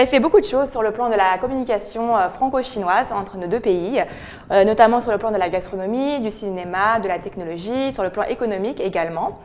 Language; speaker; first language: French; native; French